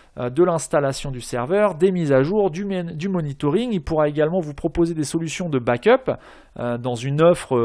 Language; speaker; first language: French; native; French